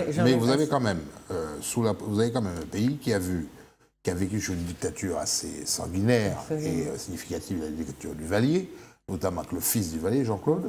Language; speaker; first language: French; native; French